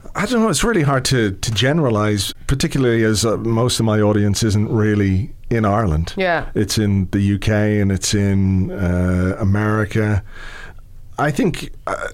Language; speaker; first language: English; native; English